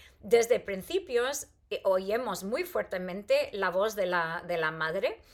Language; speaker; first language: Spanish; non-native, fluent; English